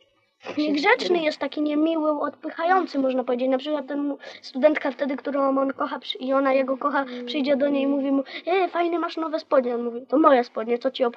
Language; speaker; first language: Polish; native; Polish